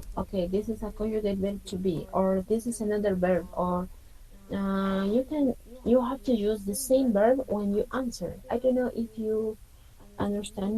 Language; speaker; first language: English; non-native, fluent; Spanish